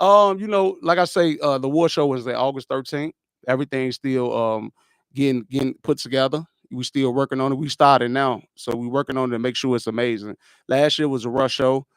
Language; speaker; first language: English; native; English